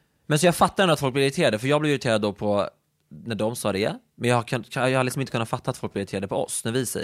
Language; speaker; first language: Swedish; native; Swedish